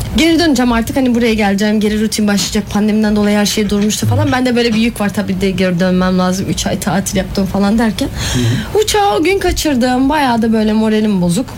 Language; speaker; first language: Turkish; early bilingual, heritage; Turkish